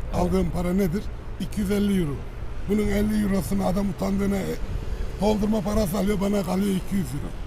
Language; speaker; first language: Turkish; early bilingual, heritage; Turkish